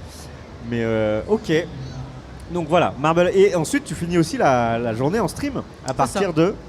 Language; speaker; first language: French; native; French